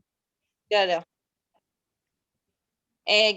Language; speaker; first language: Spanish; native; Spanish